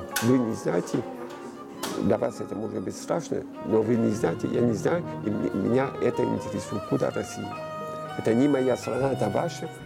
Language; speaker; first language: Russian; early bilingual, heritage; Russian